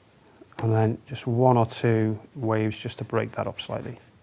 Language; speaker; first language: English; native; English